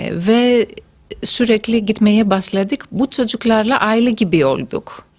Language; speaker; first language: Turkish; non-native, fluent; Greek